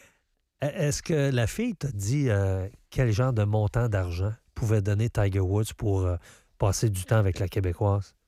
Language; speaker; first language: French; native; French